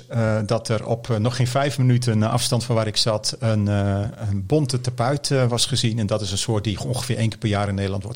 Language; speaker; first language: Dutch; native; Dutch